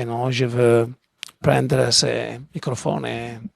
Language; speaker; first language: French; non-native, learner; Italian